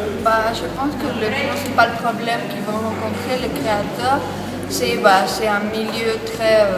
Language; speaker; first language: French; non-native, learner; Spanish